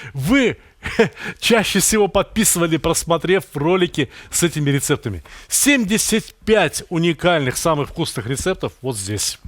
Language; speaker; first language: Russian; native; Russian